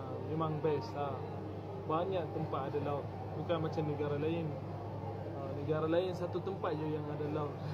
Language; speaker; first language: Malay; non-native, fluent; Arabic